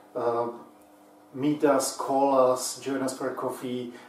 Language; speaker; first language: English; non-native, fluent; Czech